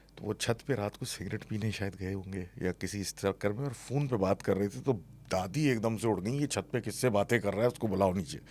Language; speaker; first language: Urdu; native; Urdu